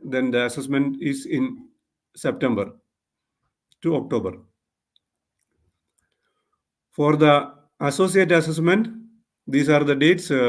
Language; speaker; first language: English; non-native, local second language; Malayalam